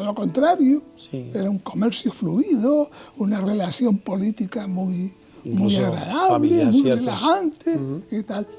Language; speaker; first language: Spanish; native; Spanish